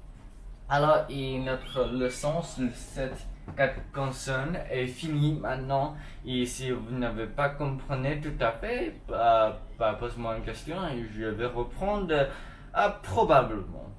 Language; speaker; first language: French; non-native, learner; Chinese